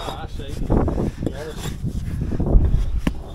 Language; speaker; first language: Dutch; native; Dutch